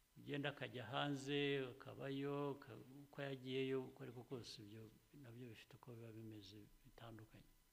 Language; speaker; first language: Kinyarwanda; early bilingual, heritage; Kinyarwanda